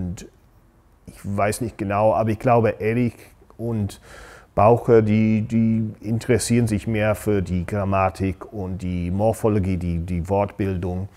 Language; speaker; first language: German; non-native, fluent; English